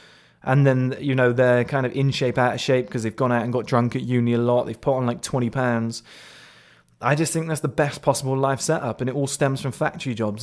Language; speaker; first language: English; native; English